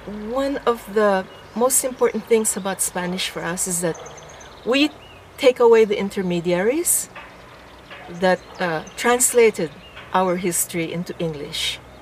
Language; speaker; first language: English; non-native, local second language; Filipino